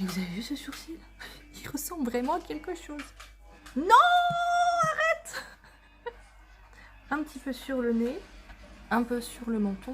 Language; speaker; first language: French; native; French